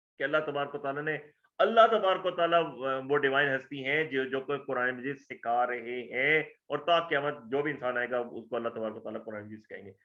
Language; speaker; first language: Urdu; native; Urdu